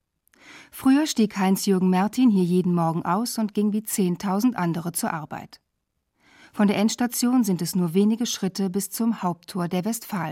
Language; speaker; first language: German; native; German